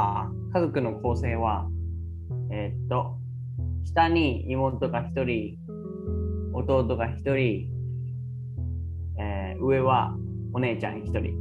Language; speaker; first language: Japanese; early bilingual, other home language; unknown